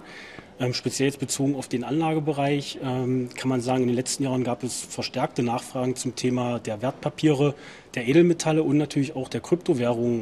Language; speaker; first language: German; native; German